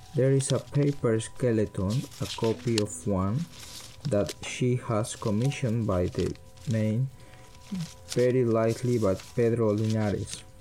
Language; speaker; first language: English; early bilingual, other home language; Spanish